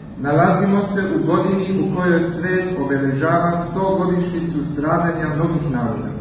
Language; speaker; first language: Croatian; native; Croatian